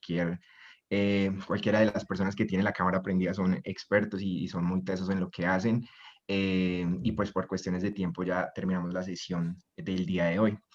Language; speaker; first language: Spanish; native; Spanish